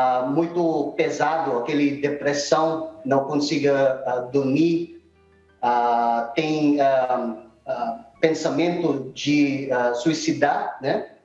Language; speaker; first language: Portuguese; non-native, learner; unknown